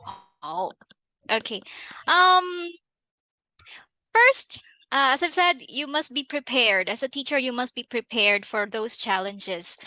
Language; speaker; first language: English; non-native, fluent; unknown